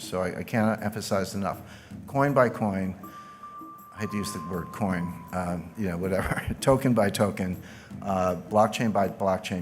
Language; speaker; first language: English; native; English